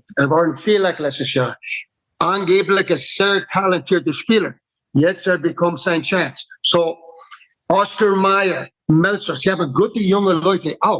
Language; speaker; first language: German; non-native, learner; English